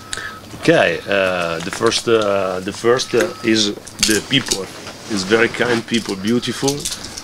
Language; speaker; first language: English; non-native, learner; Italian